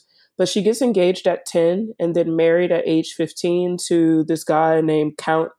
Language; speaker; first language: English; native; English